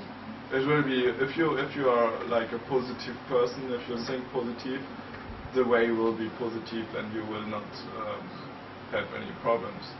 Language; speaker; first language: English; non-native, fluent; German